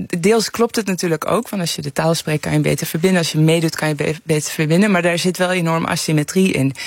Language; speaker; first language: Dutch; early bilingual, other home language; Persian